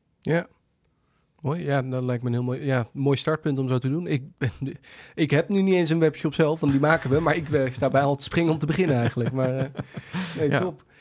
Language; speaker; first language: Dutch; native; Dutch